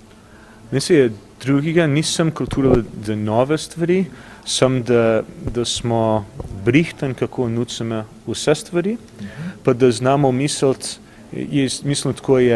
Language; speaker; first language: Slovenian; early bilingual, heritage; English